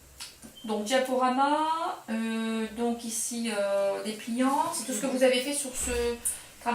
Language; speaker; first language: French; native; French